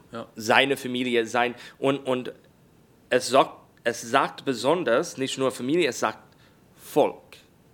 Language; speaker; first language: German; non-native, learner; English